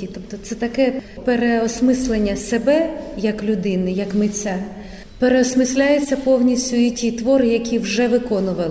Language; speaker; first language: Ukrainian; native; Ukrainian